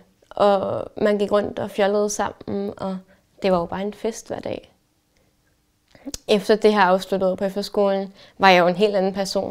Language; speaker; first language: Danish; early bilingual, heritage; Danish